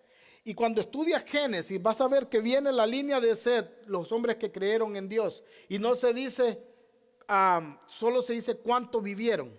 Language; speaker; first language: Spanish; native; Spanish